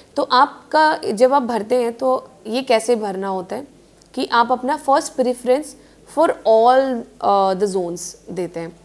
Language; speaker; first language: Hindi; native; Hindi